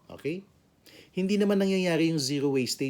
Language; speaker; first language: Filipino; native; Filipino